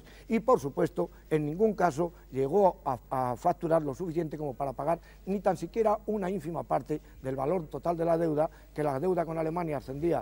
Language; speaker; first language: Spanish; native; Spanish